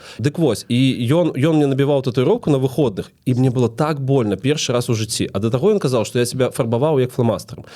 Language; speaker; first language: Belarusian; non-native, local second language; Russian